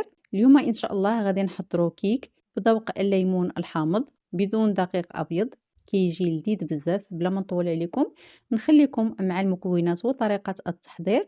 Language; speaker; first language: Arabic; native; Arabic